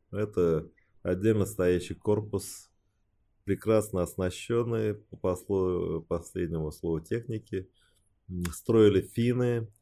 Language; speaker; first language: Russian; early bilingual, other home language; Chinese